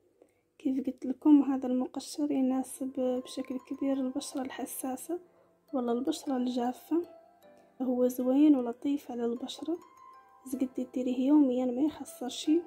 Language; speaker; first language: Arabic; native; Arabic